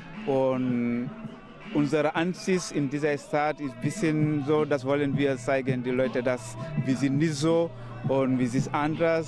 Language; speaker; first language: German; non-native, learner; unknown